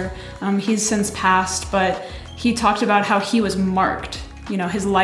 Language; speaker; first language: English; native; English